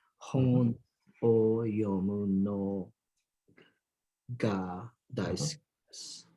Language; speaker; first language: Japanese; non-native, learner; English